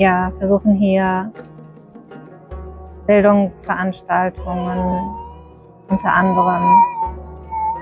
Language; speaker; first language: German; early bilingual, other home language; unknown